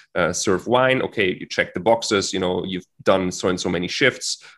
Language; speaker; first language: English; non-native, fluent; German